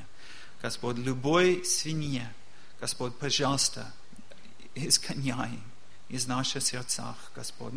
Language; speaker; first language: Russian; non-native, learner; English